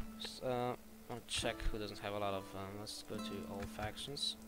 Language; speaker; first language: English; native; English